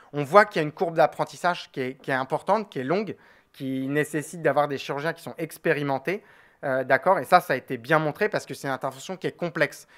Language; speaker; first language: French; native; French